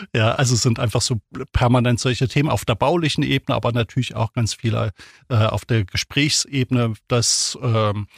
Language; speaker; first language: German; native; German